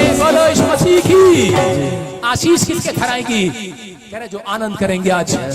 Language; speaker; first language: Hindi; non-native, local second language; Punjabi